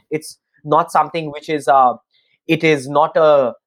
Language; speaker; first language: English; non-native, local second language; Bangla